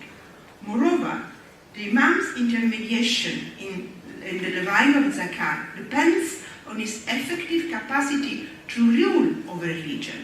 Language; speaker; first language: English; non-native, fluent; Italian